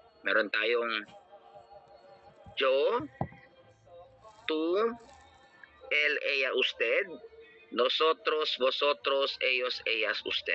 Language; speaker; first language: Spanish; non-native, learner; Filipino